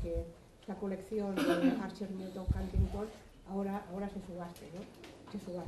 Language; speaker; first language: Spanish; native; Spanish